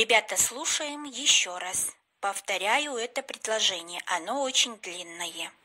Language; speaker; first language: Russian; non-native, local second language; Kyrgyz